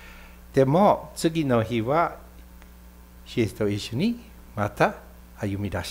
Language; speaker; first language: Japanese; non-native, fluent; English